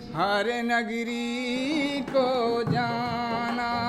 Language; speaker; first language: Hindi; native; Hindi